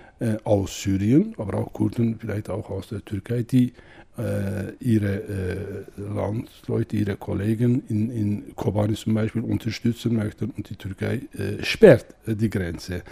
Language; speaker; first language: German; non-native, fluent; Kurdish